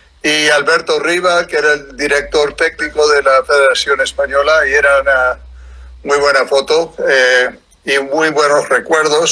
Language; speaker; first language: Spanish; non-native, fluent; English